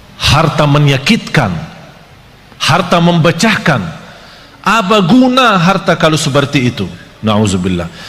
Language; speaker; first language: Malay; non-native, fluent; Arabic